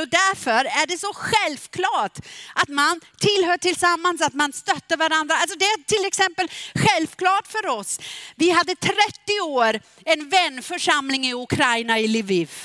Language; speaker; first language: Swedish; non-native, fluent; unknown